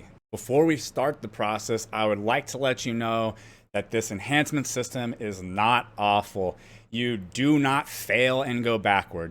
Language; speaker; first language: English; native; English